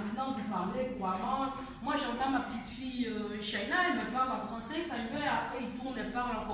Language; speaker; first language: French; non-native, local second language; Comorian